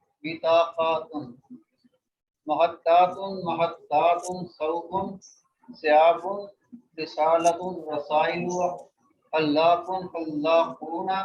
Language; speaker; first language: Arabic; non-native, learner; Urdu